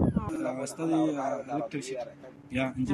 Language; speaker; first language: English; non-native, learner; Arabic